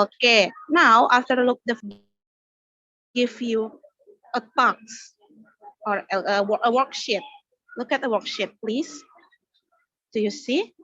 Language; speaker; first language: English; non-native, learner; Indonesian